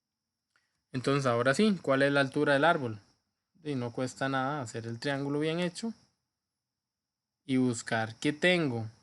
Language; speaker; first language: Spanish; native; Spanish